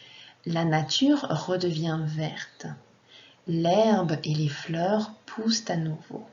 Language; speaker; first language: French; non-native, fluent; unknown